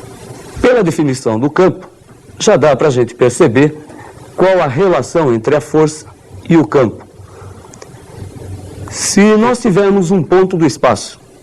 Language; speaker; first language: Portuguese; native; Portuguese